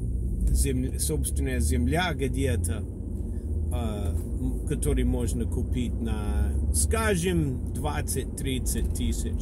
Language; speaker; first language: Russian; non-native, learner; English